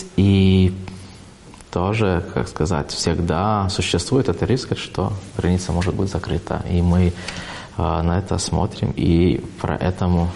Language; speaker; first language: Russian; non-native, fluent; Lithuanian